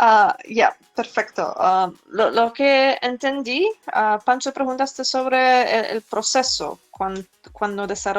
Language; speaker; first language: Spanish; non-native, fluent; Polish